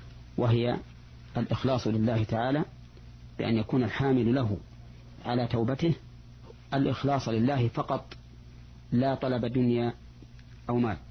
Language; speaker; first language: Arabic; native; Arabic